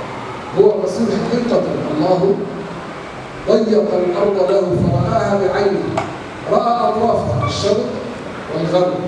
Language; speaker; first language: Arabic; native; Arabic